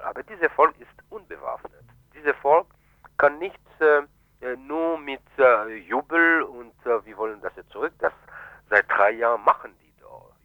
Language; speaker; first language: German; non-native, fluent; Haitian Creole